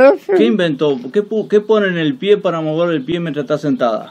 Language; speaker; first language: Spanish; native; Spanish